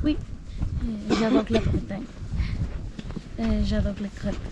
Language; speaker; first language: French; non-native, learner; Spanish